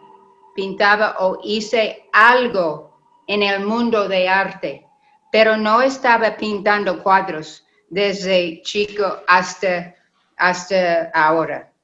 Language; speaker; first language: Spanish; non-native, learner; English